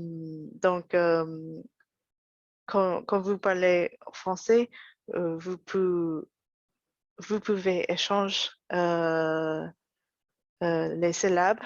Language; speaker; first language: French; non-native, learner; English